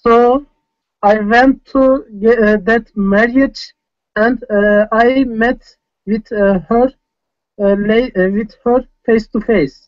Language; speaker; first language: English; non-native, fluent; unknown